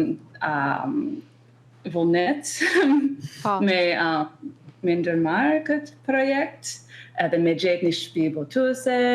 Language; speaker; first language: Albanian; non-native, learner; English